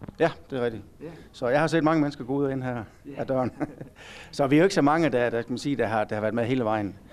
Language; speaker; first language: Danish; native; Danish